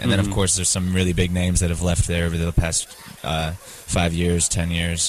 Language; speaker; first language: English; native; English